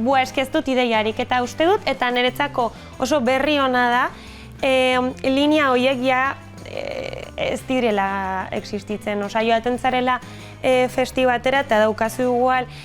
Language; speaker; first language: Basque; non-native, local second language; Spanish